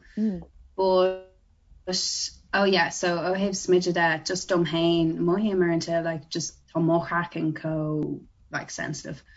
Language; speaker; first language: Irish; non-native, local second language; English